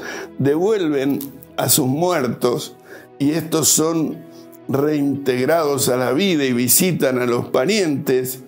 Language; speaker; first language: Spanish; native; Spanish